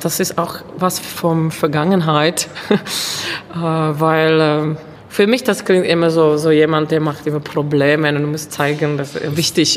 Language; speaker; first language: German; non-native, fluent; Czech